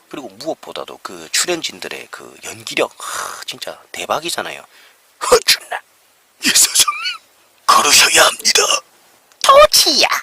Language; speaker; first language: Korean; native; Korean